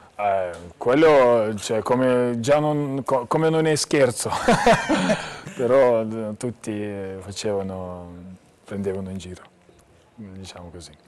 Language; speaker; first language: Italian; non-native, learner; Lithuanian